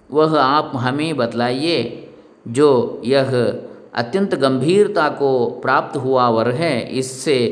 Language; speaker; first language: Hindi; non-native, local second language; Kannada